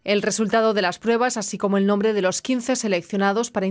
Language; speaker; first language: Spanish; native; Spanish